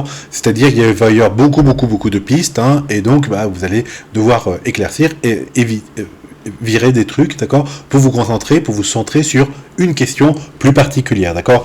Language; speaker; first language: French; native; French